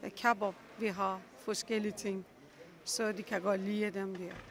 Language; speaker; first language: Danish; non-native, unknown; Persian